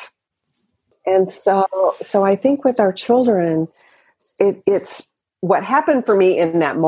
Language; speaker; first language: English; native; English